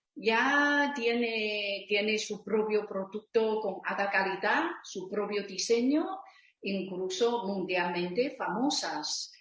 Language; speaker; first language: Spanish; non-native, learner; Chinese